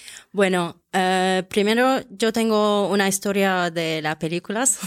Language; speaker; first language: Spanish; non-native, fluent; Arabic